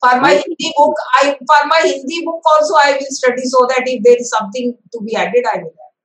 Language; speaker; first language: English; non-native, local second language; Hindi